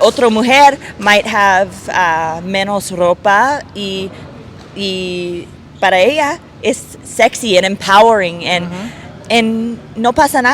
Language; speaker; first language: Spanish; non-native, learner; English